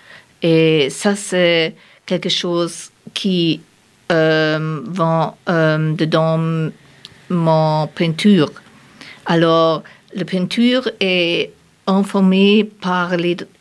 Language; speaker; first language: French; non-native, learner; German